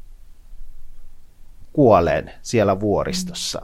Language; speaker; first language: Finnish; non-native, fluent; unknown